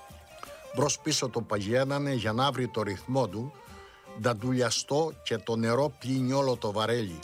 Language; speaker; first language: Greek; native; Greek